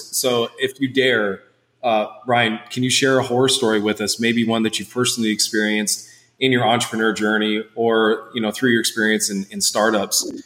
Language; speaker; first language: English; native; English